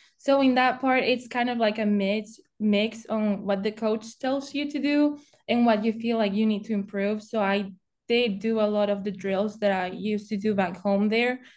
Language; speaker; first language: English; non-native, fluent; Spanish